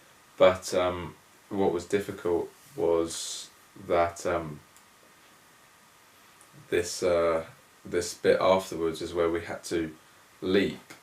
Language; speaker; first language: English; native; English